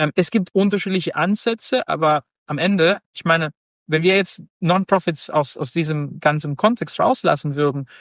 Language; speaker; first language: German; non-native, fluent; Spanish